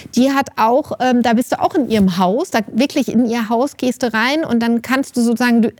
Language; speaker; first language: German; native; German